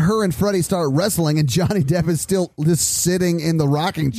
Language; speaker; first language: English; native; English